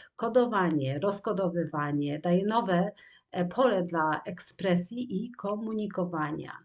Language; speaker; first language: Polish; native; Polish